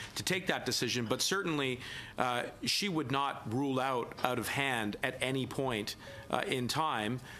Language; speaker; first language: English; native; English